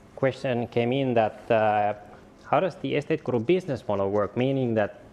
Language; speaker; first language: English; non-native, fluent; Finnish